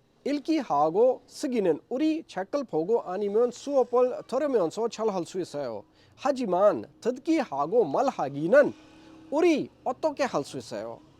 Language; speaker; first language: Korean; non-native, learner; Urdu